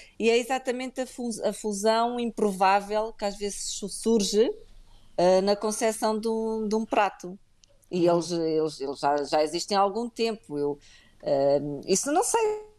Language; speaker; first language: Portuguese; native; Portuguese